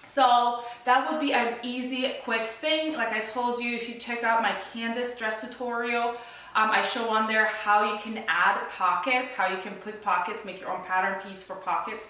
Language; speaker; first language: English; native; English